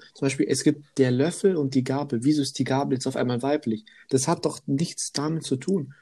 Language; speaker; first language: German; early bilingual, other home language; Italian